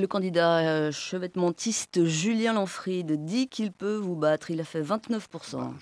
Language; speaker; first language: French; native; French